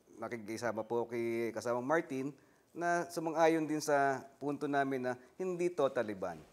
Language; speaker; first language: Filipino; native; Filipino